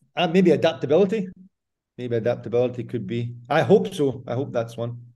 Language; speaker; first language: English; native; English